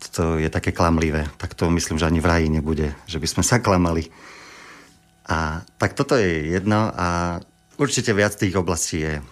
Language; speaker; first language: Slovak; native; Slovak